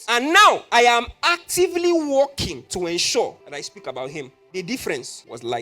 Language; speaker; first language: English; non-native, local second language; Yoruba